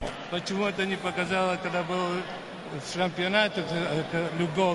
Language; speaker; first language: Russian; early bilingual, heritage; Russian